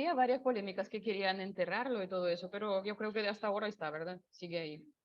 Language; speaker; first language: Spanish; non-native, fluent; Russian